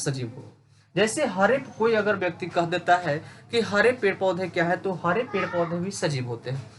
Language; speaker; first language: Hindi; native; Hindi